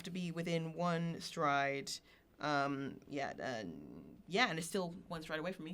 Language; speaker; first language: English; native; English